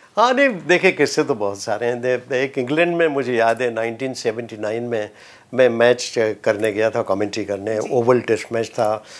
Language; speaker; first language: Hindi; native; Hindi